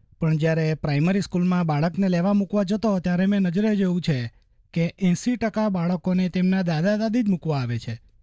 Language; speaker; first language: Gujarati; native; Gujarati